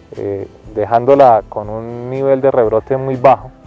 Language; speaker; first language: Spanish; native; Spanish